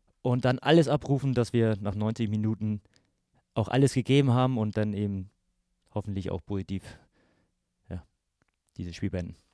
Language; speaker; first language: German; native; German